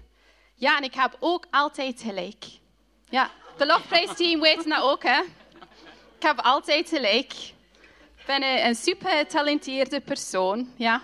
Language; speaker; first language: Dutch; non-native, fluent; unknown